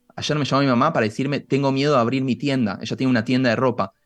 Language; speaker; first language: Spanish; native; Spanish